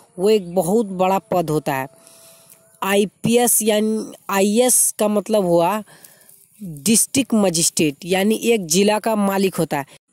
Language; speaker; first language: Hindi; native; Hindi